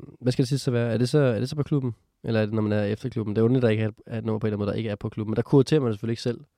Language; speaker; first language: Danish; native; Danish